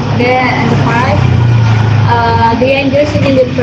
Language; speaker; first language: English; non-native, learner; Indonesian